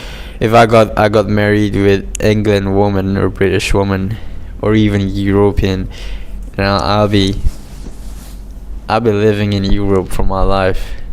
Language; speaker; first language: English; non-native, fluent; Indonesian